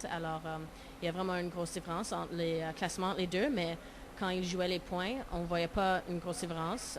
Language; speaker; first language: French; non-native, local second language; English